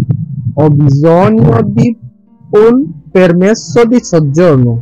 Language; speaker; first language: Italian; non-native, learner; Bangla